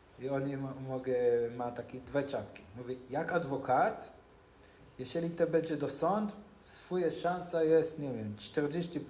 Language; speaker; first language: Polish; non-native, learner; Hebrew